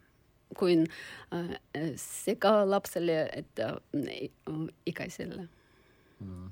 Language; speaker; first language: Finnish; non-native, learner; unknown